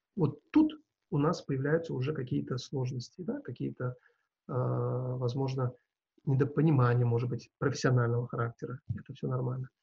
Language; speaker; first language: Russian; non-native, local second language; Uzbek